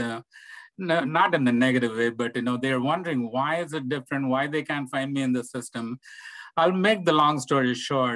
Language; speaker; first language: English; non-native, local second language; Tamil